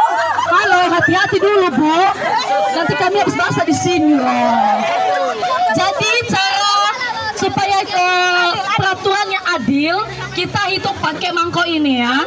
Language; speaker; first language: Indonesian; non-native, local second language; Nias